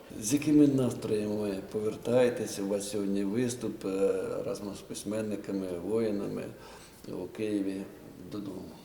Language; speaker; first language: Ukrainian; native; Ukrainian